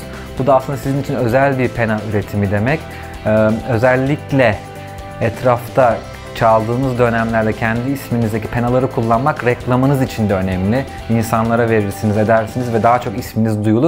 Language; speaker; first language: Turkish; native; Turkish